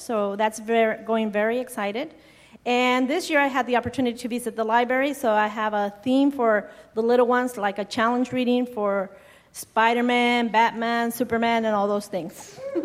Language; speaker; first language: English; non-native, fluent; Spanish